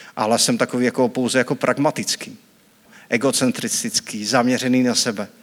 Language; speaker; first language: Czech; native; Czech